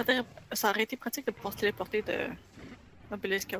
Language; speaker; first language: French; native; French